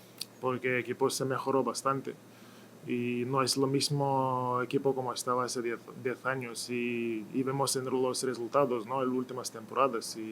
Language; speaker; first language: Spanish; non-native, learner; Lithuanian